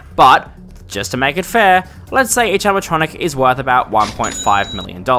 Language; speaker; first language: English; native; English